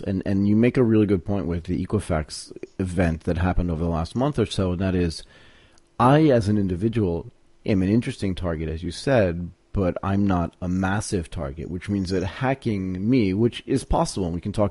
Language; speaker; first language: English; native; English